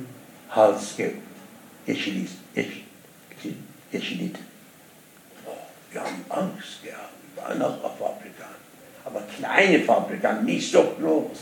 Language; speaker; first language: German; non-native, learner; Persian